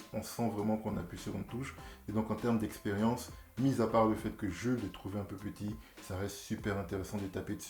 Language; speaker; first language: French; native; French